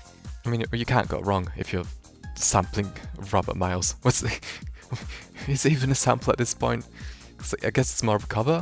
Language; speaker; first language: English; native; English